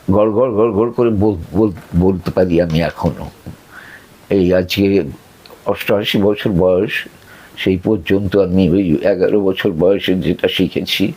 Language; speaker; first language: Bangla; early bilingual, other home language; Sylheti